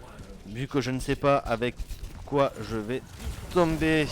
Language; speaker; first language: French; native; French